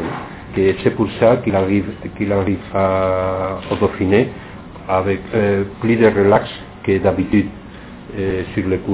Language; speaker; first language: French; non-native, fluent; Spanish